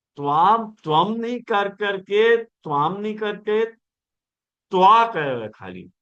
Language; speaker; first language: Hindi; non-native, local second language; Gujarati